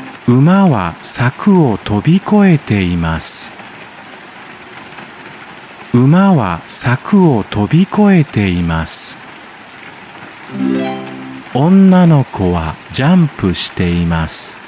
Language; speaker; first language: Japanese; non-native, learner; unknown